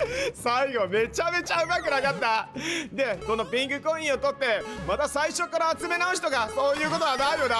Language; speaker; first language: Japanese; native; Japanese